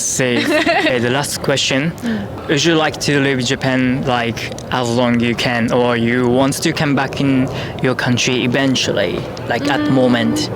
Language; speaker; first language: English; non-native, learner; Japanese